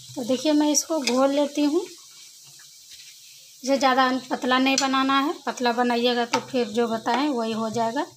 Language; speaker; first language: Hindi; native; Hindi